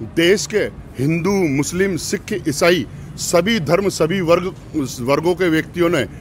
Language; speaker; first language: Hindi; native; Hindi